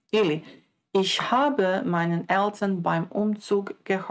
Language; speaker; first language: German; non-native, fluent; Croatian